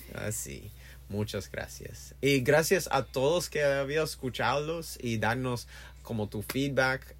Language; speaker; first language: Spanish; non-native, learner; English